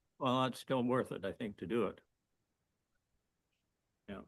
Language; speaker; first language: English; native; English